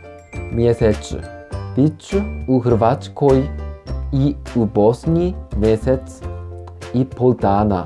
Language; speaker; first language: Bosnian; non-native, learner; Korean